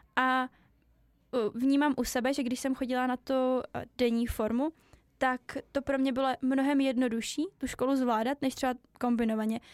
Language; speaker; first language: Czech; native; Czech